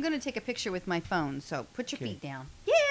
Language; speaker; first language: English; native; English